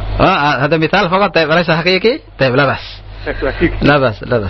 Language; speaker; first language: Arabic; non-native, fluent; Indonesian